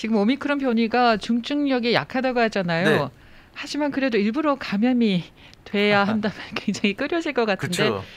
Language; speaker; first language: Korean; native; Korean